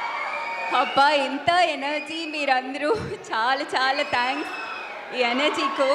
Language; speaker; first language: Telugu; non-native, learner; Tamil